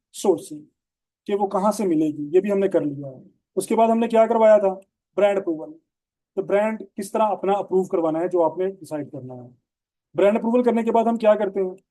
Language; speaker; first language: Urdu; non-native, local second language; Punjabi